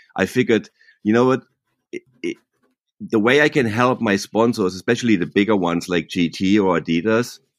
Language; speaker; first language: English; non-native, fluent; German